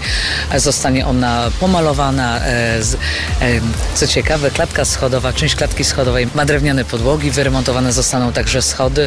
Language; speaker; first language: Polish; native; Polish